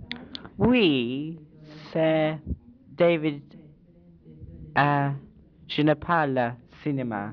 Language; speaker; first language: French; non-native, learner; English